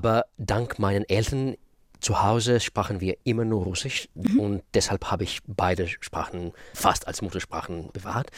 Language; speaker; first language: German; non-native, fluent; Russian